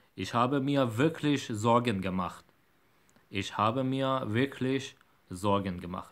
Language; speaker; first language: German; non-native, fluent; Persian